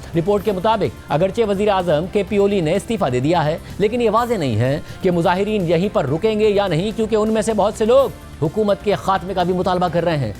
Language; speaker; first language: Urdu; native; Urdu